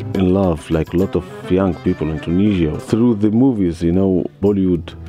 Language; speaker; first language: English; non-native, learner; Arabic